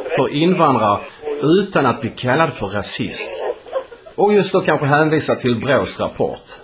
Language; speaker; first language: Swedish; non-native, fluent; Polish